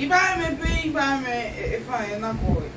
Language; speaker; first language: Portuguese; non-native, learner; Haitian Creole